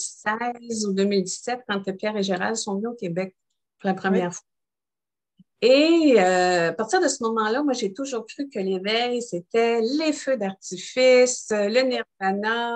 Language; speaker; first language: French; native; French